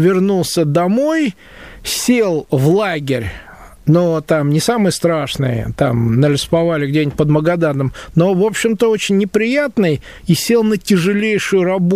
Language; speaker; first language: Russian; native; Russian